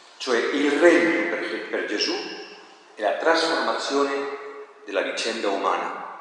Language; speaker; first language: Italian; non-native, fluent; Spanish